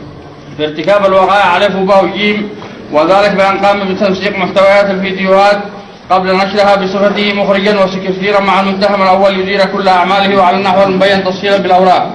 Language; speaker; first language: Arabic; native; Arabic